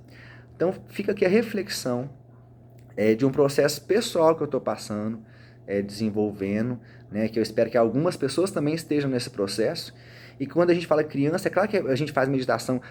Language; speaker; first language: Portuguese; native; Portuguese